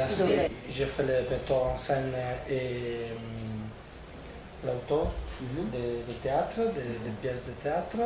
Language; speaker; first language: French; non-native, fluent; Italian